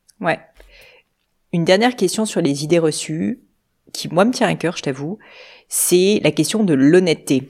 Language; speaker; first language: French; native; French